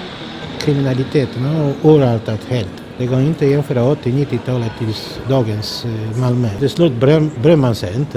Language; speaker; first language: Swedish; non-native, fluent; Polish